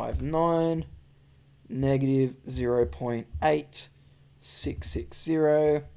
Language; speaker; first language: English; native; English